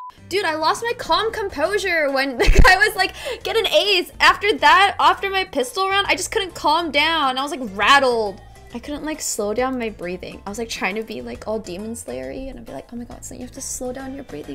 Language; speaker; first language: English; early bilingual, other home language; Korean